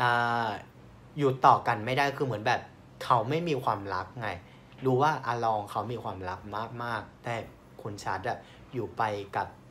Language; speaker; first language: Thai; non-native, fluent; Vietnamese